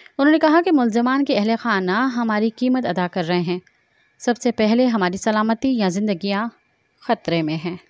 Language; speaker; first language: Urdu; non-native, local second language; Sindhi